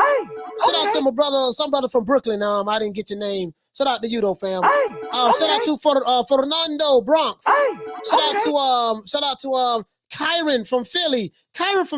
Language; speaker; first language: English; native; English